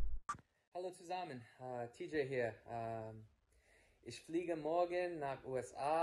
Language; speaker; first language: German; non-native, learner; English